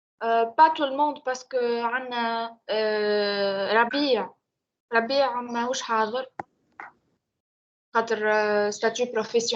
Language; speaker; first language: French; non-native, learner; Arabic